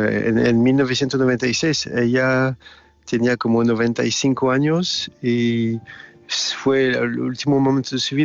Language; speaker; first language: Spanish; non-native, learner; French